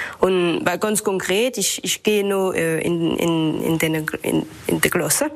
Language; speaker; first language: German; non-native, local second language; French